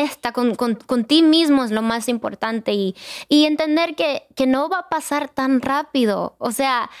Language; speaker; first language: Spanish; early bilingual, heritage; Spanish